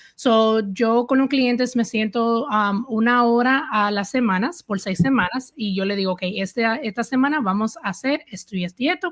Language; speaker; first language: Spanish; early bilingual, heritage; Spanish